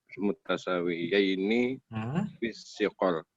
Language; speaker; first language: Arabic; non-native, learner; Indonesian